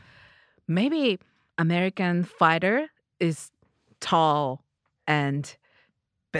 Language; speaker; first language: English; non-native, learner; Japanese